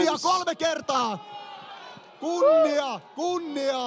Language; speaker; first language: Finnish; native; Finnish